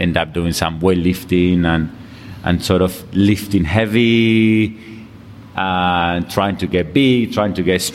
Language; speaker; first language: English; non-native, fluent; Spanish